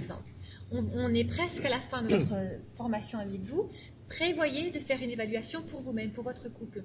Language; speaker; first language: French; native; French